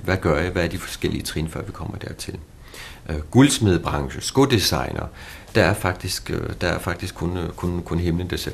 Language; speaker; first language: Danish; native; Danish